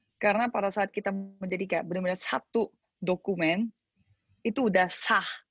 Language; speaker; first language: Indonesian; early bilingual, other home language; Korean